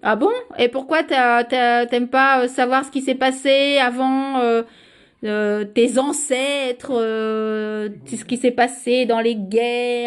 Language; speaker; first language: French; native; French